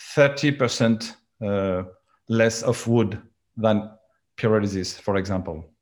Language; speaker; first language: English; non-native, learner; French